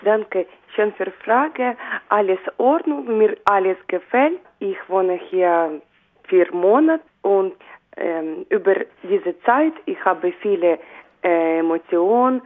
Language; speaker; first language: German; non-native, learner; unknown